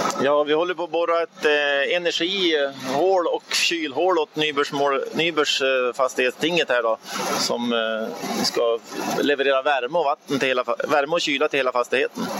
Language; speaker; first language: Swedish; native; Swedish